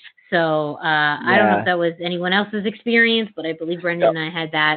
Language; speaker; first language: English; non-native, fluent; Spanish